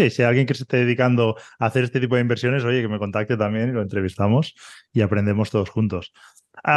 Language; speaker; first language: Spanish; native; Spanish